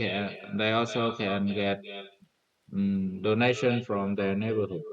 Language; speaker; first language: English; non-native, learner; Vietnamese